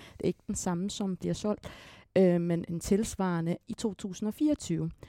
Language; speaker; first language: Danish; early bilingual, other home language; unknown